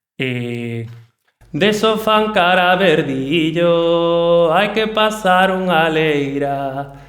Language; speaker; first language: Galician; native; Galician